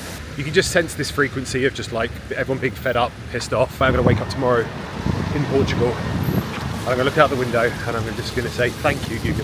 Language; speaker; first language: English; native; English